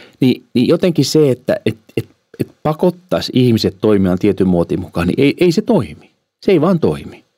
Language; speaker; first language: Finnish; early bilingual, heritage; Finnish